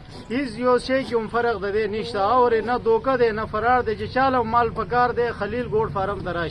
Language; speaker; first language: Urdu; non-native, local second language; Pashto